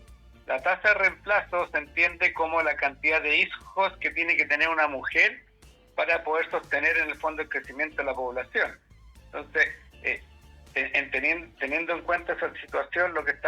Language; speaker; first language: Spanish; native; Spanish